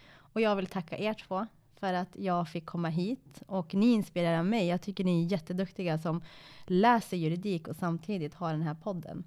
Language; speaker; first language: Swedish; early bilingual, other home language; Persian